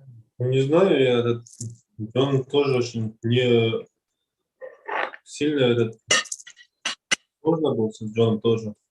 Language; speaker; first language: Russian; non-native, learner; Kazakh